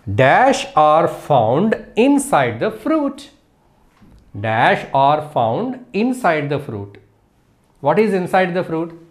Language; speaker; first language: English; non-native, local second language; Telugu